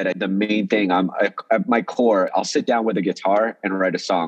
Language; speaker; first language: English; early bilingual, other home language; Russian